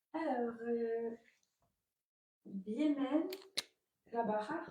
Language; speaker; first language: Spanish; non-native, learner; French